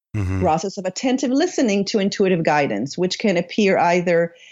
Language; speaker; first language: English; non-native, fluent; Hebrew